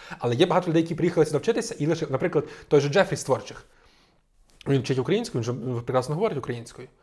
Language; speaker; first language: Ukrainian; native; Ukrainian